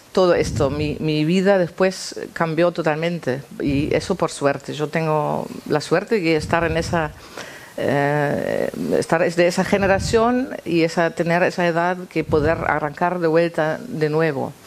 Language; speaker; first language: Spanish; non-native, fluent; German